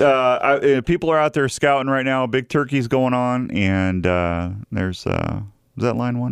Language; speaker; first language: English; native; English